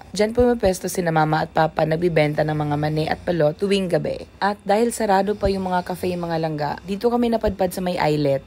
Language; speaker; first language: Filipino; non-native, local second language; Cebuano